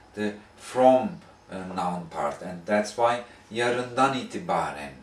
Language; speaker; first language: English; non-native, fluent; Turkish